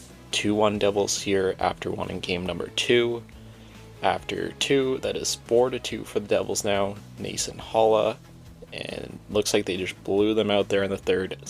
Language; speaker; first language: English; native; English